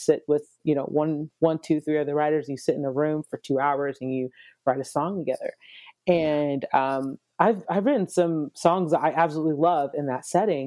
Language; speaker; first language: English; native; English